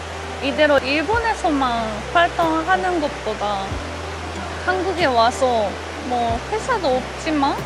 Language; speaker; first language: Korean; non-native, fluent; Japanese